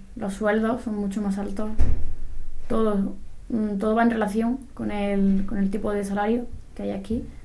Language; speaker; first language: Spanish; native; Spanish